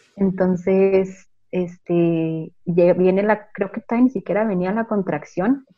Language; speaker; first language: Spanish; native; Spanish